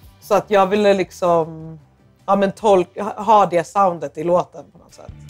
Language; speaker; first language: Swedish; early bilingual, other home language; English